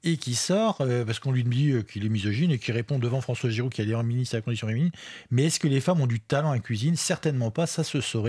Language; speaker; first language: French; native; French